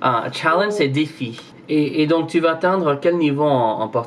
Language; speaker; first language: French; non-native, fluent; English